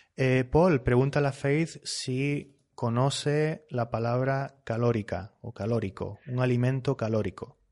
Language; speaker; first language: Spanish; native; Spanish